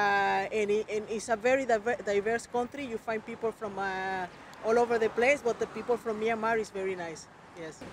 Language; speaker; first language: English; non-native, fluent; Spanish